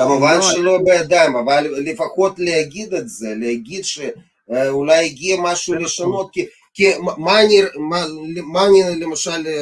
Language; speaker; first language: Hebrew; non-native, fluent; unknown